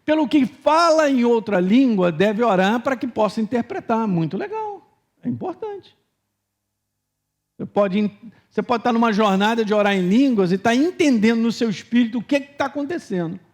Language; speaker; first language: Portuguese; native; Portuguese